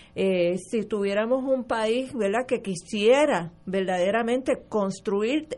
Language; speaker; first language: Spanish; early bilingual, other home language; English